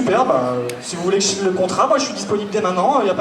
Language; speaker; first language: French; native; French